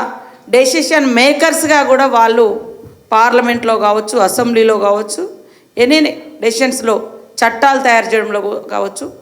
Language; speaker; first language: Telugu; native; Telugu